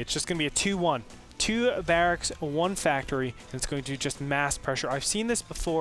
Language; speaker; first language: English; native; English